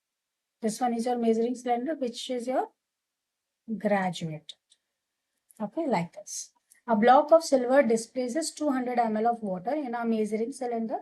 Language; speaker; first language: English; non-native, local second language; Hindi